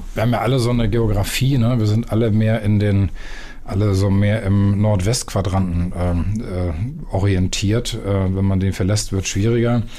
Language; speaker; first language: German; native; German